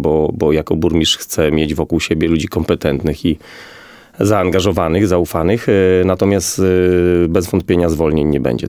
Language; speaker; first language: Polish; native; Polish